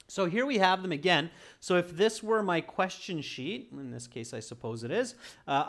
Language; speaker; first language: English; native; English